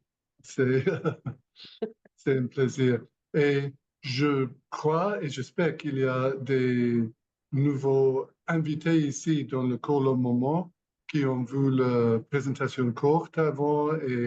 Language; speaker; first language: French; non-native, learner; English